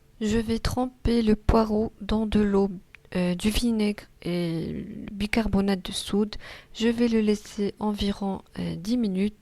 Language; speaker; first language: French; non-native, local second language; Arabic